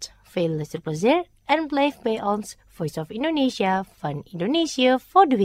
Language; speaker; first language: Dutch; non-native, learner; Indonesian